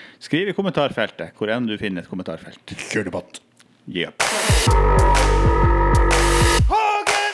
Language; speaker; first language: Norwegian; native; Norwegian